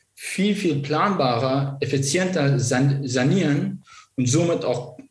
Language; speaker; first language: German; non-native, local second language; Kurdish